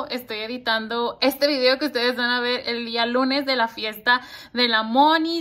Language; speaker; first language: Spanish; native; Spanish